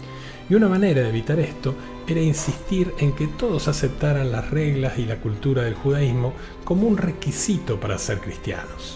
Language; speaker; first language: Spanish; native; Spanish